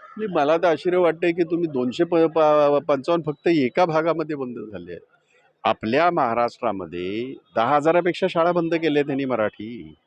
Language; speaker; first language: Marathi; native; Marathi